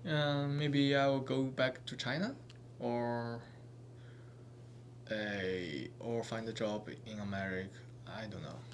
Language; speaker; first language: English; non-native, learner; Chinese